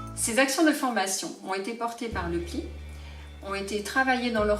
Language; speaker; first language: French; native; French